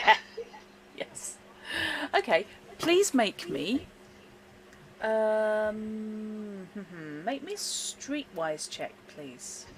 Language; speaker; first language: English; native; English